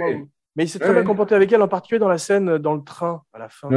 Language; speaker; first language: French; native; French